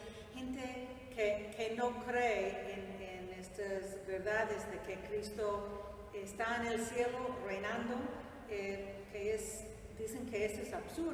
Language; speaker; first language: Spanish; non-native, fluent; English